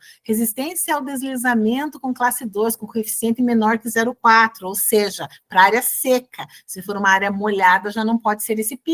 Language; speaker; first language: Portuguese; native; Portuguese